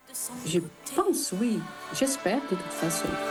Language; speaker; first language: French; non-native, fluent; Dutch